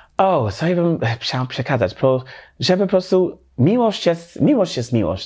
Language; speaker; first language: Polish; non-native, learner; English